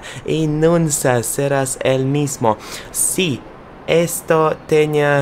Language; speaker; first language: Spanish; non-native, learner; Russian